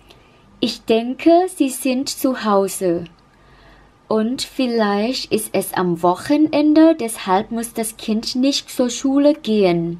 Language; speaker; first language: German; non-native, learner; Thai